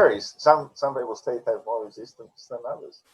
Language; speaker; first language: English; native; English